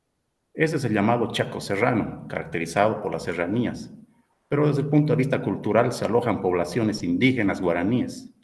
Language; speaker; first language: Spanish; native; Spanish